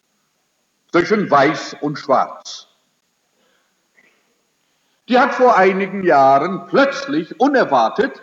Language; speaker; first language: German; early bilingual, heritage; German